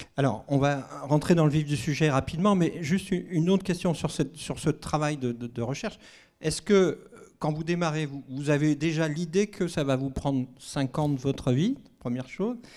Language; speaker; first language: French; native; French